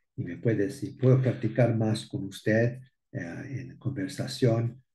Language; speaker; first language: Spanish; early bilingual, heritage; Spanish